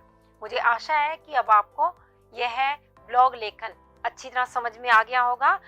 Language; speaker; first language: Hindi; native; Hindi